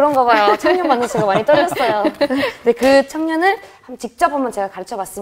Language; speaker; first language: Korean; native; Korean